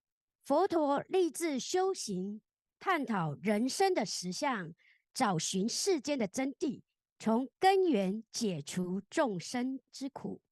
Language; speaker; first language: Chinese; native; Chinese